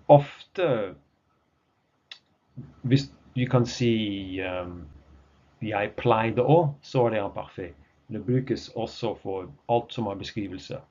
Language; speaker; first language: Norwegian; non-native, fluent; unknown